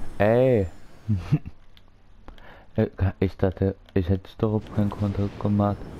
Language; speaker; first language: German; native; German